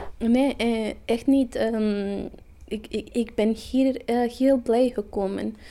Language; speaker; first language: Dutch; non-native, learner; Spanish